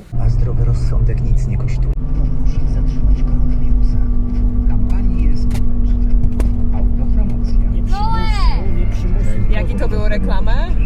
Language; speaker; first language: Polish; non-native, learner; English